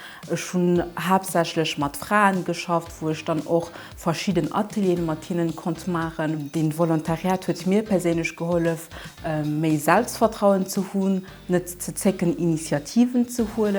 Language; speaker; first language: German; non-native, local second language; Luxembourgish